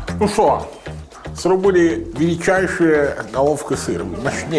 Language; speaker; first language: Ukrainian; non-native, learner; Italian